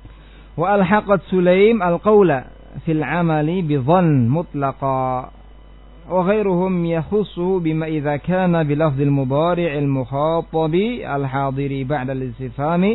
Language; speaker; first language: Arabic; non-native, fluent; Indonesian